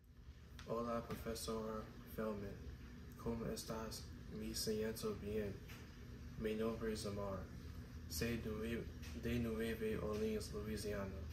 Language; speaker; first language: Spanish; non-native, learner; English